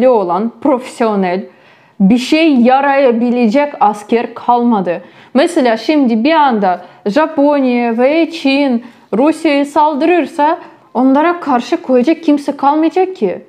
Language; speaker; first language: Turkish; non-native, fluent; Ukrainian